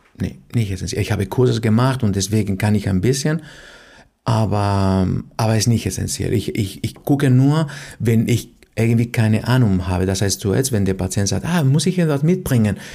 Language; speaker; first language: German; non-native, fluent; Spanish